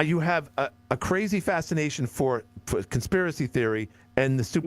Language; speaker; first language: English; native; English